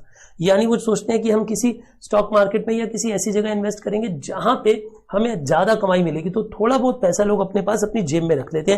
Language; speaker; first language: Hindi; native; Hindi